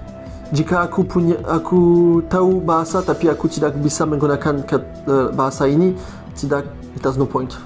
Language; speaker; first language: Indonesian; non-native, learner; French